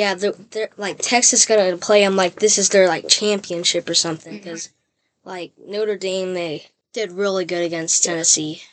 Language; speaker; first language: English; native; English